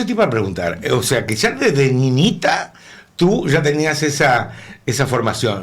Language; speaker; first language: Spanish; native; Spanish